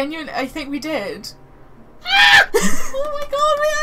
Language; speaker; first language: English; native; English